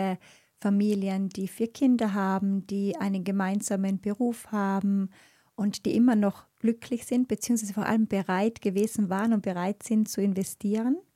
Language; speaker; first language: German; native; German